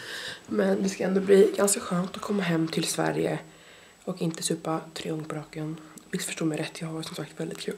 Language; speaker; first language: Swedish; native; Swedish